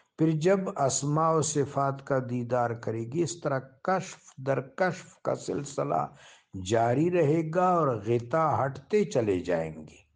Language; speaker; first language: Urdu; non-native, local second language; Pashto